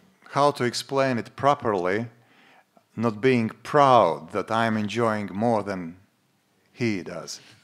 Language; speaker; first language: English; non-native, fluent; Latvian